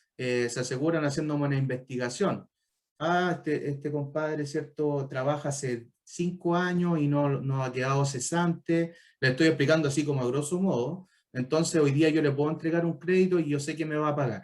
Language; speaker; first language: Spanish; native; Spanish